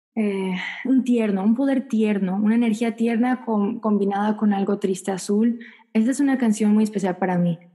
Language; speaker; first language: Spanish; early bilingual, heritage; Spanish